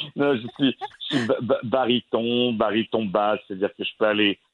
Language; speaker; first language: French; native; French